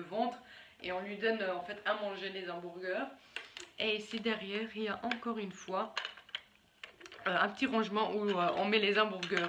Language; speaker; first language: French; native; French